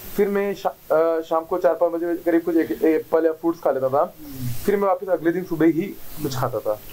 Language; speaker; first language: Hindi; native; Hindi